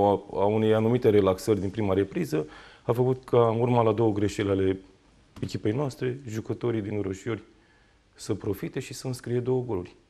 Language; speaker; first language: Romanian; native; Romanian